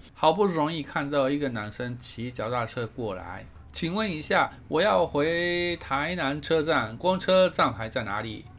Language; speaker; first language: Chinese; non-native, fluent; Japanese